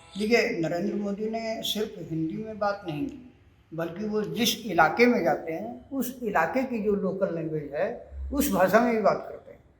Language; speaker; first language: Hindi; native; Hindi